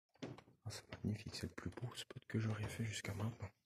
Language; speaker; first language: French; native; French